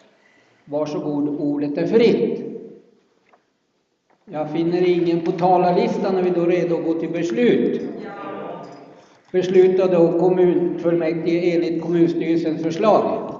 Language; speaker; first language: Swedish; native; Swedish